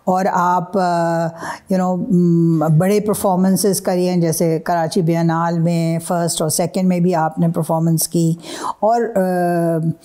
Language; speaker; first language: Urdu; native; Urdu